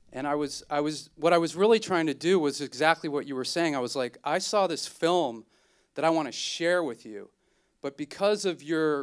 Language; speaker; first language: English; native; English